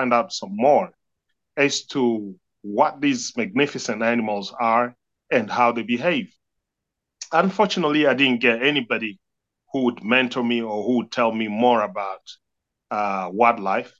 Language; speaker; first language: English; non-native, fluent; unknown